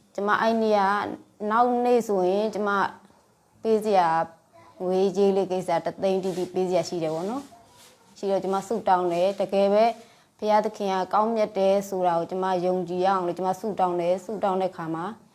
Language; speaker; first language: Burmese; non-native, local second language; S'gaw Karen